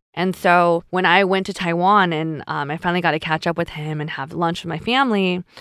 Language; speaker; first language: English; early bilingual, other home language; Chinese